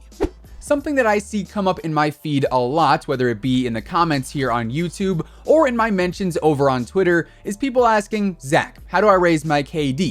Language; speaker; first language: English; native; English